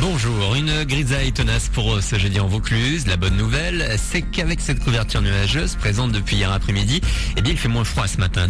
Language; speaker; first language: French; native; French